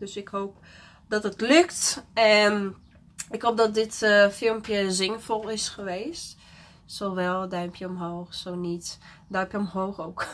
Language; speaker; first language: Dutch; non-native, fluent; Portuguese